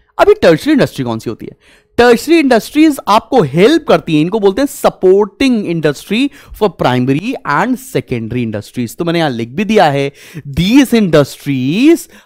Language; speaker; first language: Hindi; native; Hindi